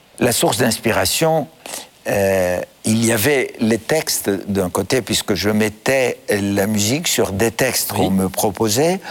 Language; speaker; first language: French; non-native, fluent; Greek